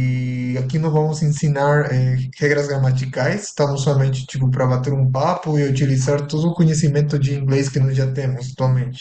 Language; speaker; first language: Portuguese; non-native, fluent; Spanish